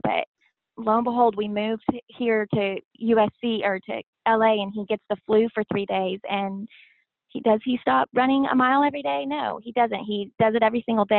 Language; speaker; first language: English; native; English